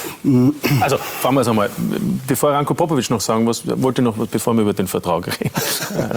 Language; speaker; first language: German; native; German